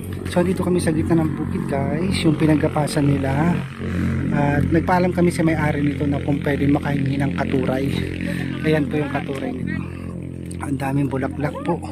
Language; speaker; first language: Filipino; native; Filipino